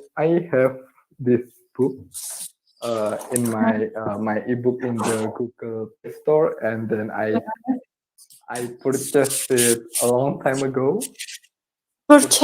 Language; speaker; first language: English; non-native, learner; Indonesian